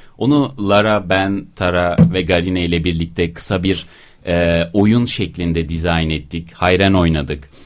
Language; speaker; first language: Turkish; native; Turkish